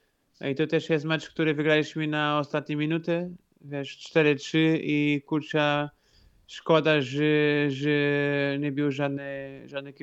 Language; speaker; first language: Polish; non-native, fluent; Portuguese